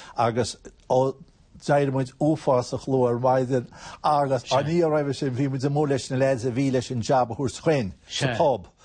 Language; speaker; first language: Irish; native; Irish